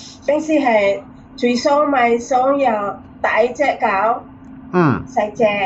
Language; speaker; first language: Cantonese; non-native, learner; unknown